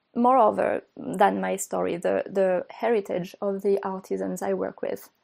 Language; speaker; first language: English; non-native, fluent; French